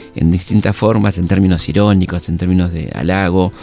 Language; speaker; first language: Spanish; native; Spanish